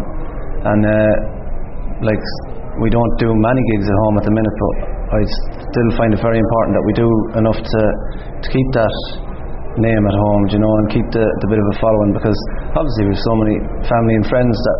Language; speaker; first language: English; native; English